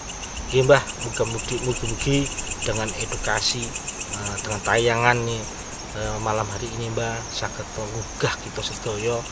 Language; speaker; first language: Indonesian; non-native, local second language; Javanese